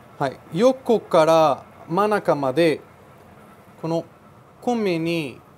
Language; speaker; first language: Japanese; non-native, learner; Portuguese